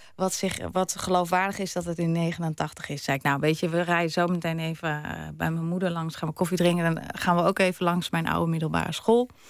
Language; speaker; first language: Dutch; early bilingual, other home language; German